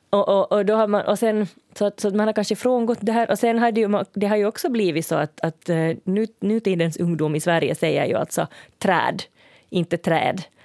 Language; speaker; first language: Swedish; native; Swedish